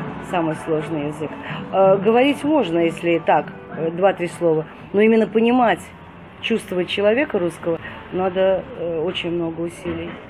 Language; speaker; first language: Russian; non-native, fluent; Turkish